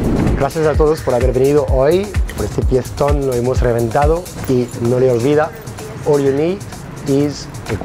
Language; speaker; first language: Spanish; non-native, fluent; French